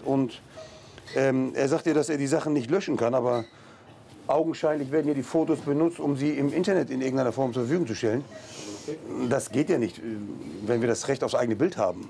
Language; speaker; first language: German; native; German